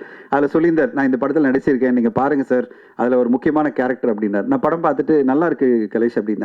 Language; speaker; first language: Tamil; native; Tamil